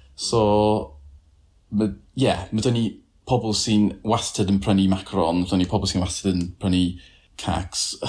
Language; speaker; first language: Welsh; non-native, learner; English